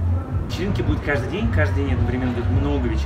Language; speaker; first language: Russian; native; Russian